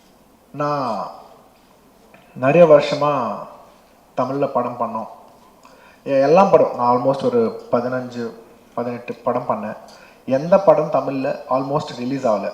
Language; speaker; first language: Tamil; non-native, local second language; Telugu